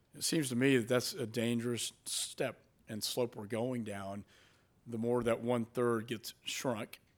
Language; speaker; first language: English; native; English